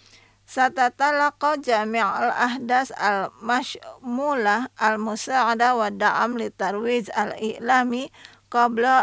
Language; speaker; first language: Arabic; non-native, fluent; Indonesian